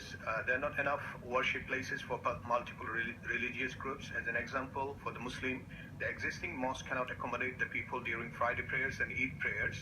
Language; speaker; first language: English; non-native, local second language; Bangla